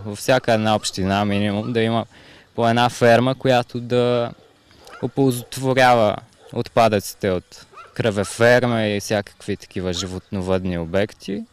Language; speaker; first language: Bulgarian; native; Bulgarian